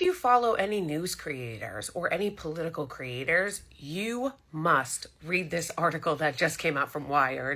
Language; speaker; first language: English; native; English